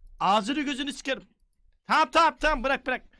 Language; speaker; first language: Turkish; native; Turkish